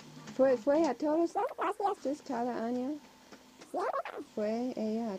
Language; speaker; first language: Spanish; non-native, learner; English